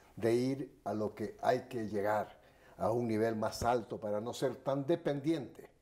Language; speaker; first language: Spanish; native; Spanish